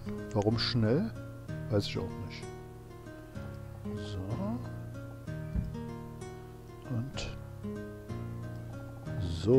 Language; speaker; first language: German; native; German